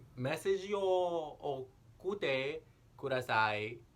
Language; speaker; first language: Japanese; non-native, learner; English